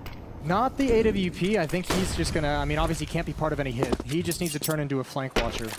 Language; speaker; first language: English; native; English